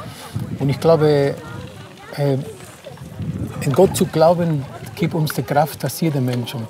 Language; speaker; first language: German; non-native, fluent; Spanish